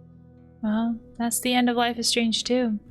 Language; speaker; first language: English; native; English